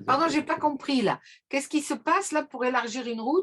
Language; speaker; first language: French; native; French